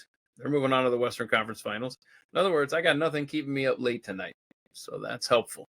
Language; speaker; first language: English; native; English